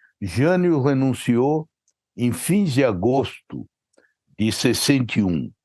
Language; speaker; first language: Portuguese; native; Portuguese